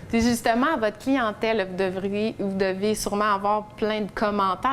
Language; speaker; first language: French; native; French